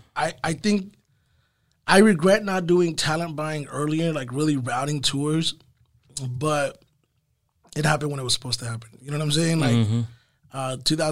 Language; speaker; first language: English; early bilingual, other home language; Spanish